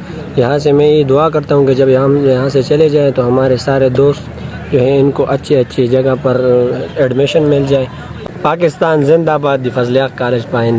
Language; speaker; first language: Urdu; non-native, local second language; Pashto